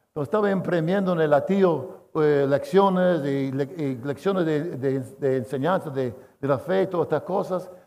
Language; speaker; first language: Spanish; non-native, fluent; English